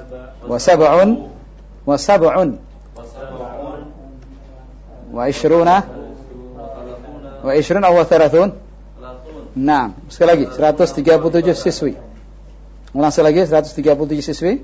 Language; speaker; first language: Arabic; non-native, fluent; Indonesian